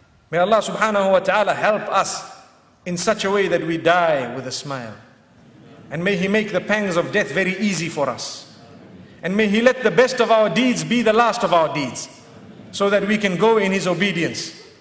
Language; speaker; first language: English; native; English